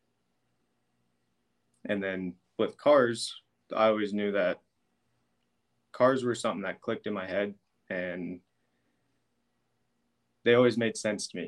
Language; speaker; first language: English; native; English